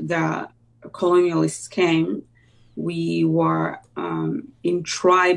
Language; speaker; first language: English; non-native, local second language; Ganda